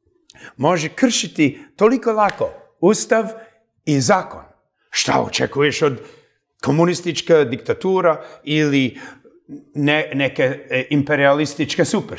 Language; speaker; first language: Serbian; early bilingual, heritage; Serbian